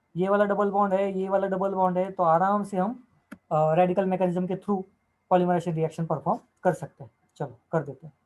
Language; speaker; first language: Hindi; non-native, local second language; Marathi